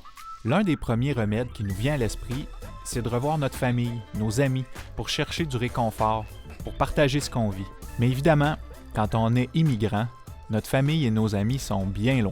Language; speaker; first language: French; native; French